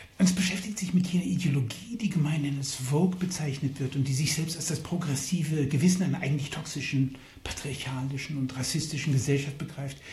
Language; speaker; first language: German; native; German